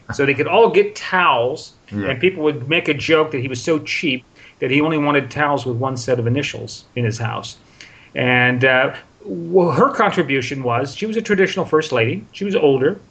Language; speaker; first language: English; native; English